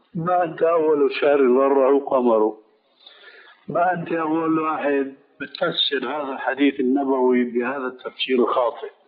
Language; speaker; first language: Arabic; early bilingual, other home language; Albanian